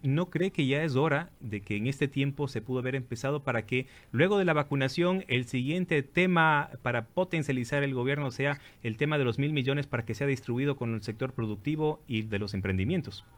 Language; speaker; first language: Spanish; native; Spanish